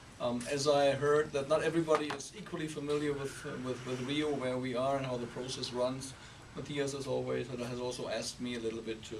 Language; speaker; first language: English; non-native, fluent; German